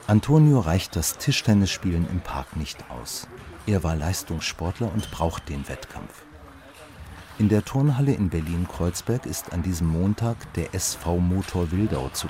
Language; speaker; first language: German; native; German